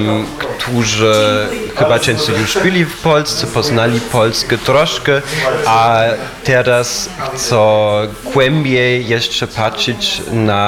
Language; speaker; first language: Polish; non-native, fluent; German